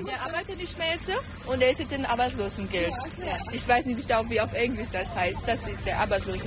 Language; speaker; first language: German; non-native, learner; Romanian